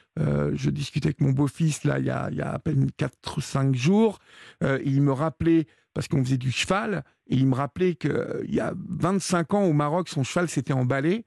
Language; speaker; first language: French; native; French